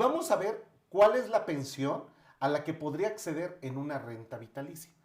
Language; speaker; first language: Spanish; native; Spanish